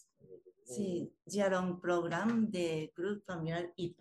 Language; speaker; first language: Spanish; non-native, learner; Japanese